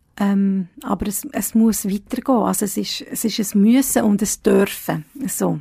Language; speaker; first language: German; early bilingual, other home language; Italian